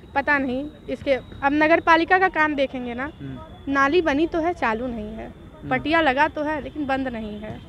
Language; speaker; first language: Hindi; native; Hindi